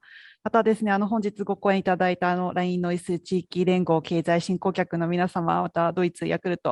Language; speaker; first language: Japanese; native; Japanese